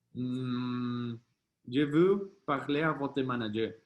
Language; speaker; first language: French; non-native, learner; Spanish